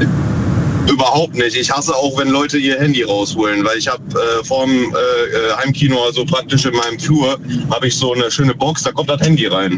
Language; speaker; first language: German; native; German